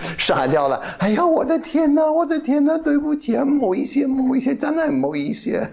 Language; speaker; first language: Chinese; non-native, fluent; English